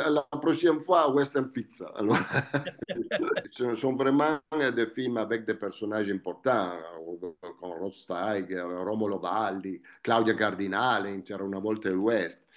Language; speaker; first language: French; non-native, fluent; Italian